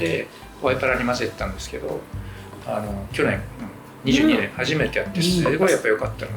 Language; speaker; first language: Japanese; native; Japanese